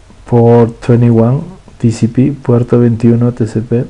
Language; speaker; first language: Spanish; native; Spanish